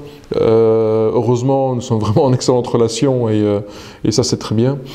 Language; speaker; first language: French; native; French